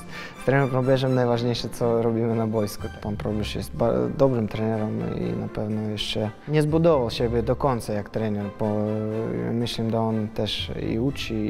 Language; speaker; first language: Polish; non-native, learner; Russian